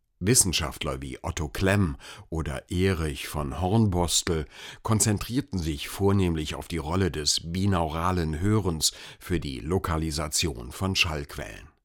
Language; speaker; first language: German; native; German